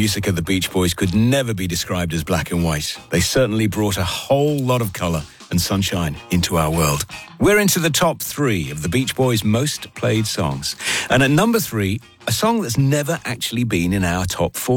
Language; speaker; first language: English; native; English